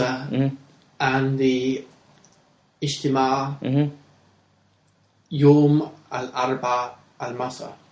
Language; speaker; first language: Arabic; non-native, learner; English